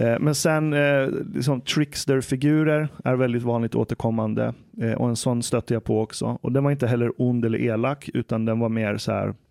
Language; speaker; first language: Swedish; early bilingual, other home language; Persian